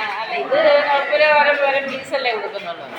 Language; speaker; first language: Malayalam; native; Malayalam